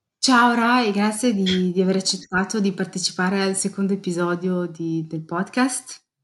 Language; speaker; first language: Italian; early bilingual, other home language; Arabic